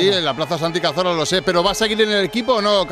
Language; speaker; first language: Spanish; native; Spanish